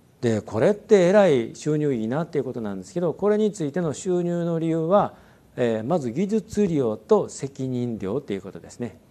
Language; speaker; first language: Japanese; native; Japanese